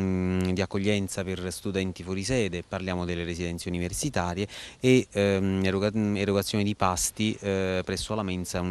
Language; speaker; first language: Italian; native; Italian